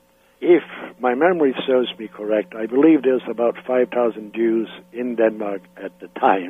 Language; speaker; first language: English; non-native, fluent; Danish